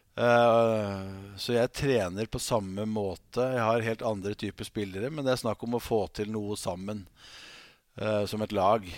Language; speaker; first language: Norwegian; native; Norwegian